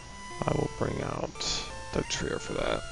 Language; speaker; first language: English; native; English